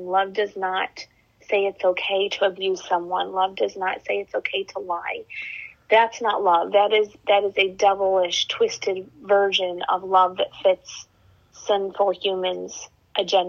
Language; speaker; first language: English; native; English